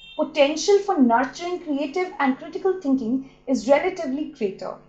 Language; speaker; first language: English; non-native, local second language; Hindi